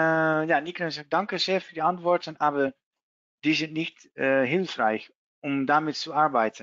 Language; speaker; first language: German; non-native, learner; Dutch